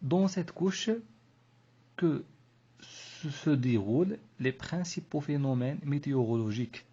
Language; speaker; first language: French; non-native, local second language; Arabic